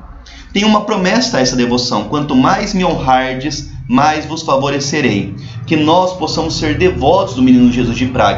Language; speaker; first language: Portuguese; native; Portuguese